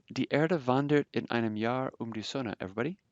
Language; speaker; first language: German; non-native, fluent; English